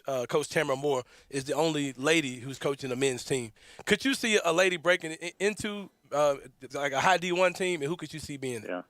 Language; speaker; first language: English; native; English